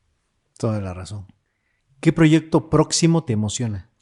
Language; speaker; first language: Spanish; native; Spanish